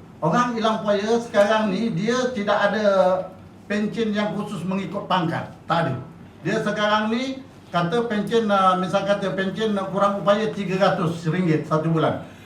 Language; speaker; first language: Malay; native; Malay